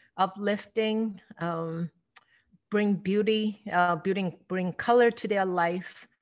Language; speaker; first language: English; non-native, fluent; Korean